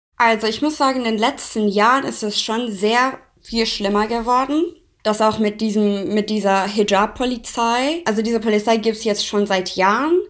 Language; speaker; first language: German; non-native, fluent; Persian